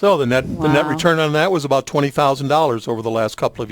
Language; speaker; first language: English; native; English